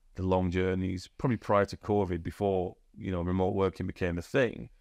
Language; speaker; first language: English; native; English